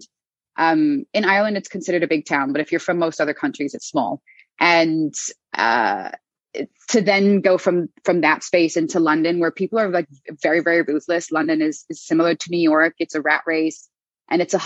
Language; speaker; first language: English; native; English